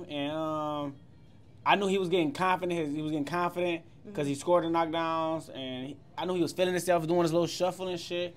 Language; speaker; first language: English; native; English